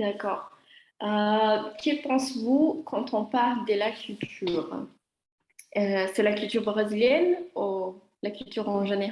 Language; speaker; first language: French; non-native, learner; Portuguese